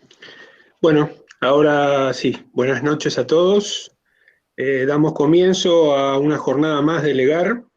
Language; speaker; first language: Spanish; native; Spanish